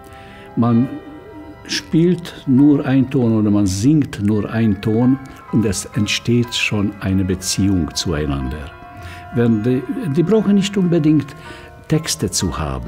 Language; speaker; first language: German; non-native, fluent; Hungarian